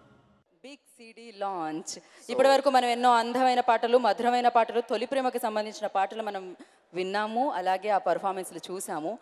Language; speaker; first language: Telugu; native; Telugu